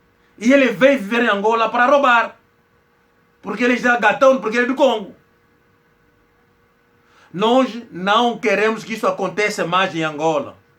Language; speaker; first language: Portuguese; non-native, local second language; Kongo